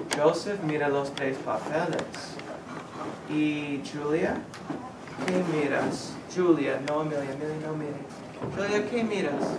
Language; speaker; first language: Spanish; non-native, fluent; English